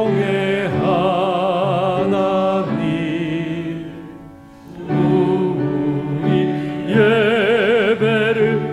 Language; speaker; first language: Korean; native; Korean